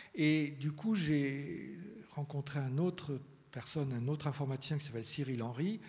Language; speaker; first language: French; early bilingual, heritage; Spanish